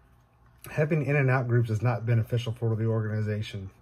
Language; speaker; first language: English; native; English